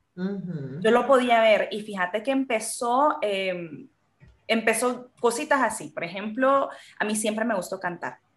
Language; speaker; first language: Spanish; native; Spanish